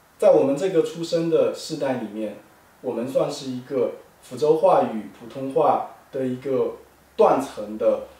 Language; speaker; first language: Chinese; native; Chinese